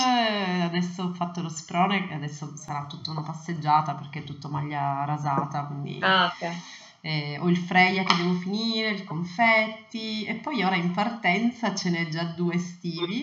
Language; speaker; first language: Italian; native; Italian